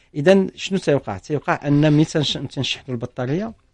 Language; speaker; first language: Arabic; native; Arabic